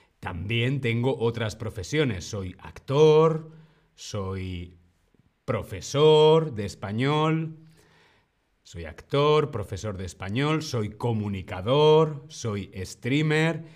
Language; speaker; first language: Spanish; non-native, fluent; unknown